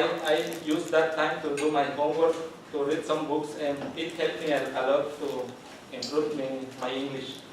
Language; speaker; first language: English; non-native, learner; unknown